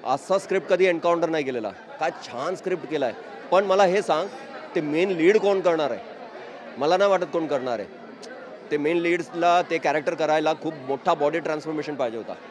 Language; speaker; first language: Marathi; non-native, local second language; Malayalam